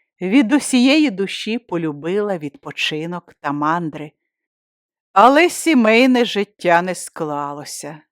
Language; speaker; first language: Ukrainian; native; Ukrainian